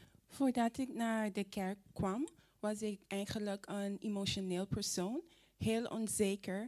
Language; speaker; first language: Dutch; non-native, fluent; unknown